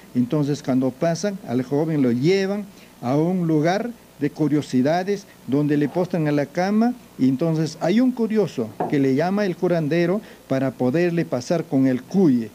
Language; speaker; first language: Spanish; native; Spanish